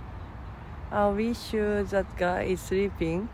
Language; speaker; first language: English; non-native, fluent; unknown